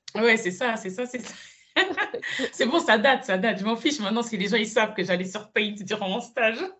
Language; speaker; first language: French; early bilingual, other home language; Spanish